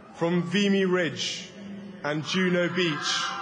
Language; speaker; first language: English; native; English